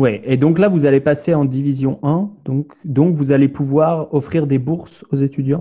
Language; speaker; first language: French; native; French